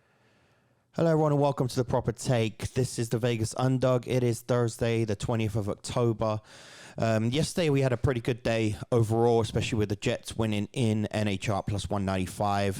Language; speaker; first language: English; native; English